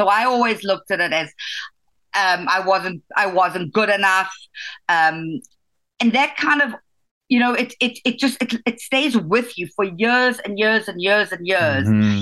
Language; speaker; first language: English; native; English